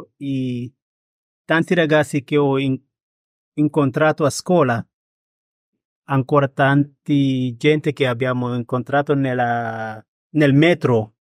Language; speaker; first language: Italian; non-native, learner; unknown